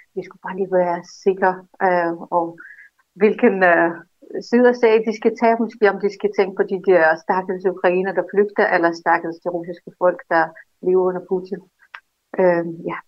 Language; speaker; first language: Danish; non-native, fluent; Russian